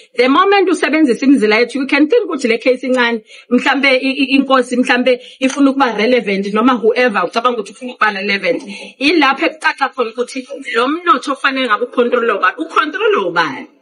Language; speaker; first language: Zulu; non-native, local second language; South Ndebele